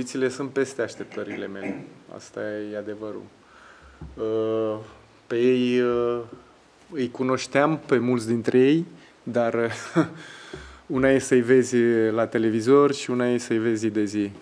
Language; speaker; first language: Romanian; non-native, fluent; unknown